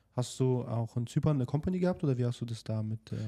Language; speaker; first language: German; native; German